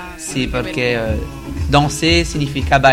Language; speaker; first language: Spanish; non-native, learner; French